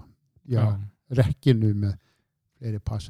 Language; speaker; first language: Swedish; non-native, fluent; Icelandic